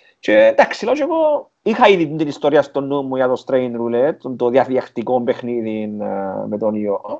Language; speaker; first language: Greek; native; Greek